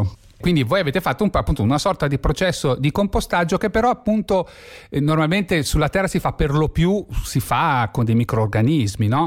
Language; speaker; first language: Italian; native; Italian